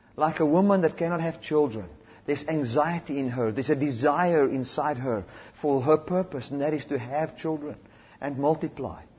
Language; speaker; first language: English; non-native, local second language; Afrikaans